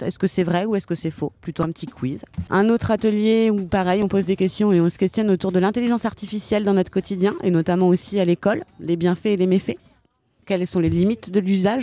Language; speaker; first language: French; native; French